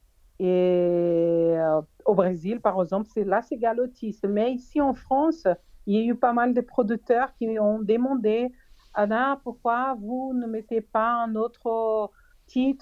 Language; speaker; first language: French; non-native, fluent; Portuguese